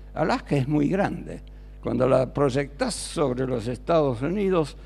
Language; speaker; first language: Spanish; early bilingual, other home language; German